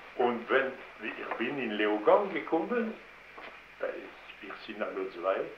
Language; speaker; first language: German; non-native, fluent; French